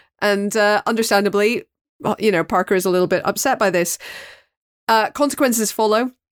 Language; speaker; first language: English; native; English